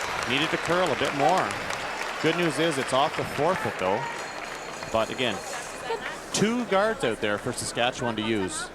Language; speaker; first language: English; native; English